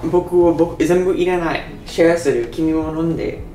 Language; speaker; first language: Japanese; non-native, learner; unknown